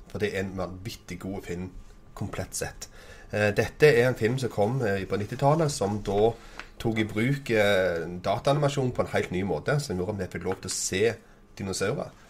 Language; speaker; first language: Norwegian; native; Norwegian